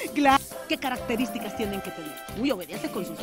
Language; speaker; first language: Spanish; native; Spanish